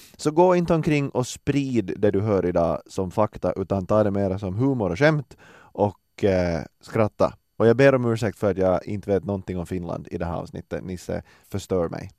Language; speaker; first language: Swedish; native; Swedish